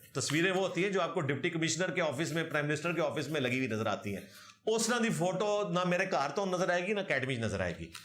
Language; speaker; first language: Urdu; non-native, local second language; Punjabi